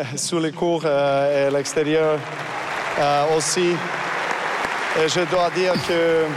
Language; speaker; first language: French; non-native, learner; Serbian